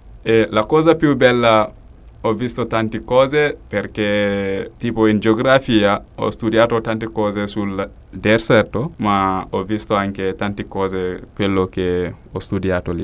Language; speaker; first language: Italian; non-native, learner; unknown